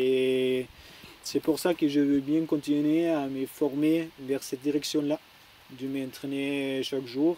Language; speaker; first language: French; non-native, learner; German